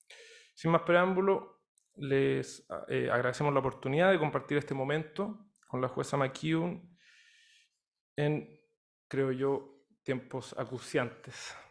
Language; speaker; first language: Spanish; native; Spanish